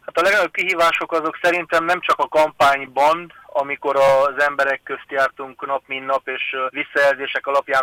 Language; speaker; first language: Hungarian; native; Hungarian